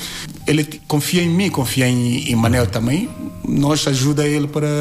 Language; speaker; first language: Portuguese; non-native, learner; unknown